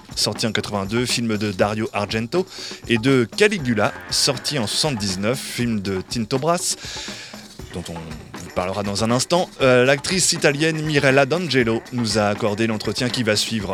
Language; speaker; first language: French; native; French